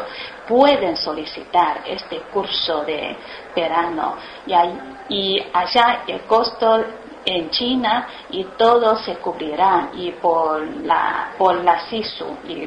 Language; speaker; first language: Spanish; non-native, learner; Chinese